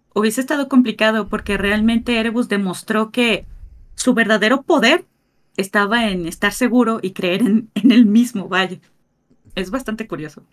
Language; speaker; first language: Spanish; native; Spanish